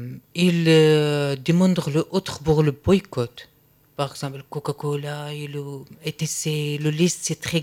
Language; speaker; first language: French; non-native, learner; Arabic